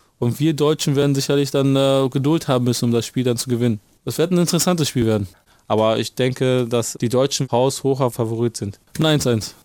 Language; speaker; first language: German; early bilingual, other home language; Akan